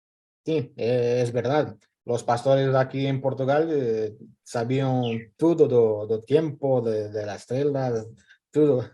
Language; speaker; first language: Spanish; non-native, fluent; Portuguese